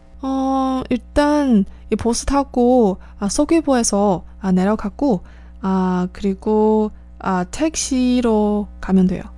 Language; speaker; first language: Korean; non-native, learner; Chinese